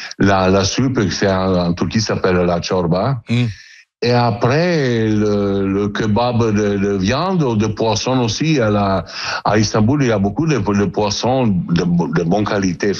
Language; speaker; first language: French; non-native, learner; Italian